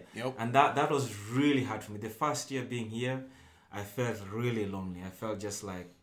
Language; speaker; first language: English; non-native, local second language; Luyia